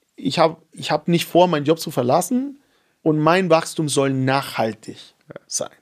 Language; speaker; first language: German; non-native, fluent; Spanish